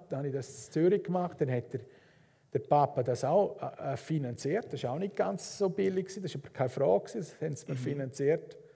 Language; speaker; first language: German; native; German